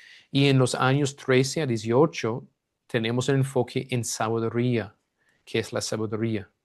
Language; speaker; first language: Spanish; non-native, fluent; English